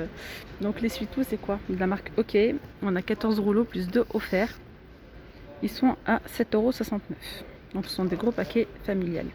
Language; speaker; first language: French; native; French